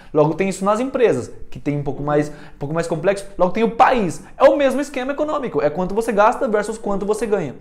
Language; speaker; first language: Portuguese; early bilingual, heritage; Portuguese